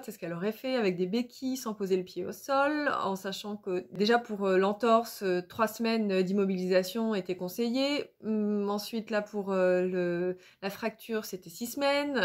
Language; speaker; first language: French; native; French